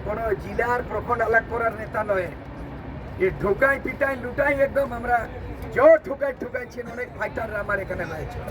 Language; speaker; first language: Bangla; non-native, local second language; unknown